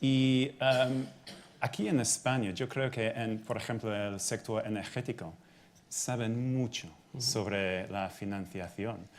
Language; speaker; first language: Spanish; non-native, fluent; English